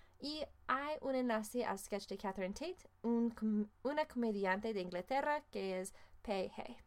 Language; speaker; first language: Spanish; non-native, fluent; English